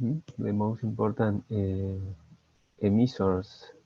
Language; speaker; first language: English; non-native, learner; Spanish